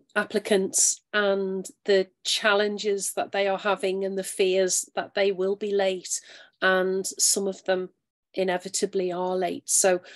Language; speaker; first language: English; native; English